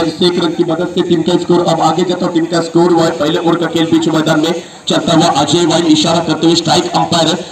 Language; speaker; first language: Hindi; non-native, local second language; Marathi